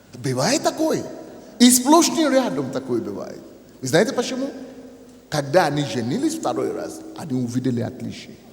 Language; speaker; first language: Russian; non-native, fluent; Yoruba